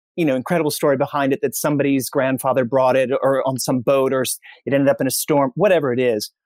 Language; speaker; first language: English; native; English